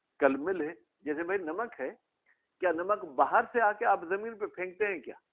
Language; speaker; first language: Urdu; non-native, local second language; Sindhi